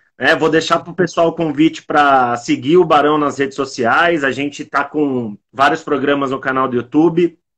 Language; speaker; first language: Portuguese; native; Portuguese